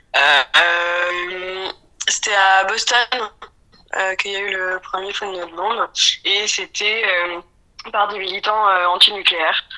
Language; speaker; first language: French; native; French